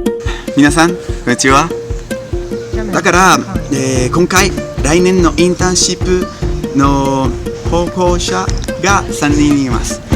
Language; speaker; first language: Japanese; non-native, learner; Spanish